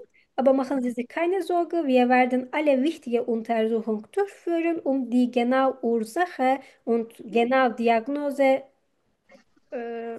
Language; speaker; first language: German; non-native, learner; Turkish